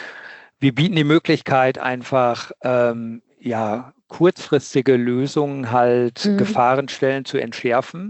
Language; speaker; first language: German; native; German